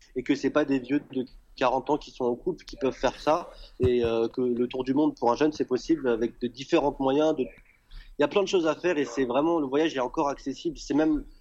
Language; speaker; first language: French; native; French